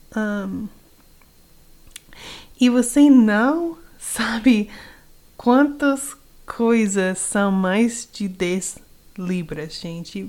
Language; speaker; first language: Portuguese; non-native, learner; English